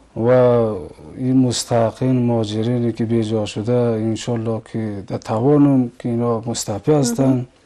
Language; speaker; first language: Persian; native; Persian